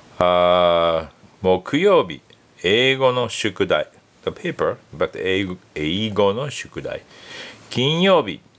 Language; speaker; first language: Japanese; non-native, fluent; English